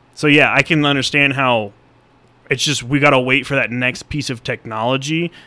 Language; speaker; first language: English; native; English